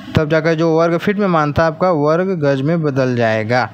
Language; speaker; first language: Hindi; native; Hindi